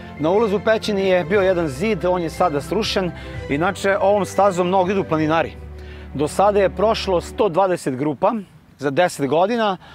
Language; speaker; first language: Serbian; native; Serbian